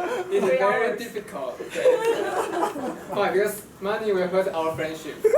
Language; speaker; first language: English; non-native, fluent; Chinese